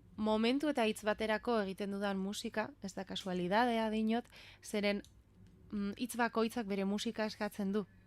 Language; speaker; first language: Basque; non-native, local second language; Spanish